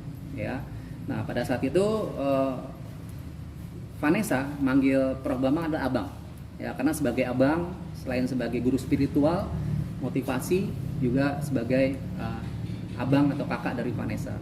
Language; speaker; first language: Indonesian; native; Indonesian